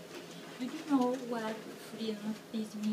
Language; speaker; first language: English; non-native, learner; Spanish